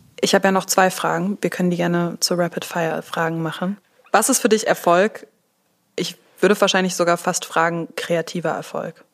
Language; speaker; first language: German; native; German